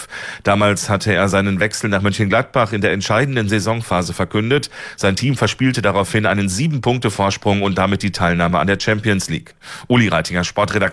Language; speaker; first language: German; native; German